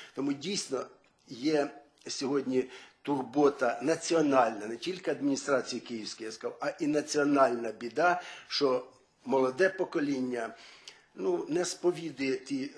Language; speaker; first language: Ukrainian; native; Ukrainian